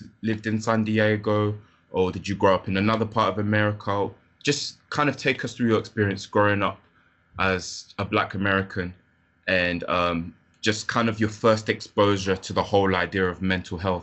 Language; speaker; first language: English; native; English